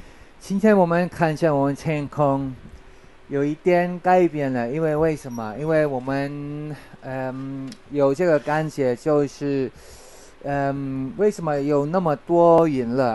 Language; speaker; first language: Chinese; non-native, fluent; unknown